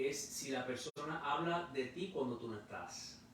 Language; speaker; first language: Spanish; native; Spanish